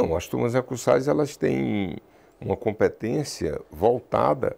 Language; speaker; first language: Portuguese; native; Portuguese